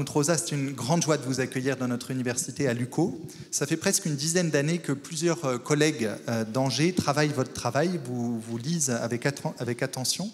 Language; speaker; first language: French; native; French